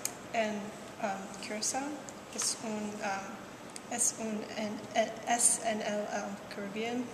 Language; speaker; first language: Spanish; non-native, learner; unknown